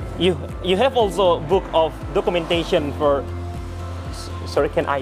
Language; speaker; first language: English; non-native, learner; Indonesian